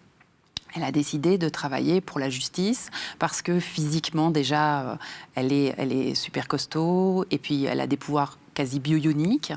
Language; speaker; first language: French; native; French